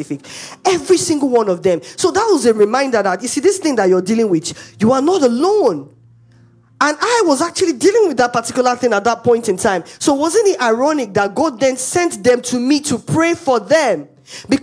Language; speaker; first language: English; non-native, local second language; Igbo